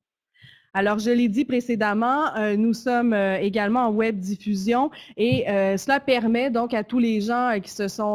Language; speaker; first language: French; native; French